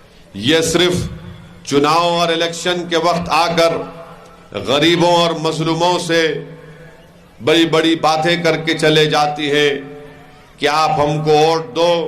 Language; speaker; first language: Urdu; native; Urdu